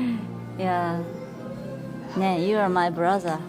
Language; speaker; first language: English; non-native, learner; Japanese